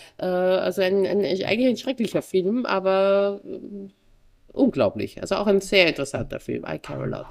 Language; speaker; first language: German; native; German